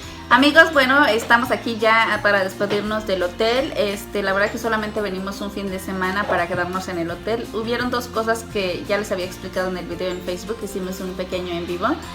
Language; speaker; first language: Spanish; native; Spanish